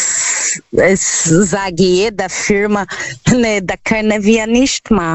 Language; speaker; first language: German; non-native, learner; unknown